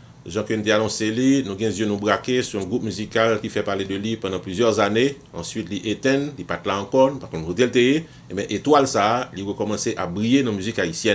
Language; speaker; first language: French; non-native, local second language; Haitian Creole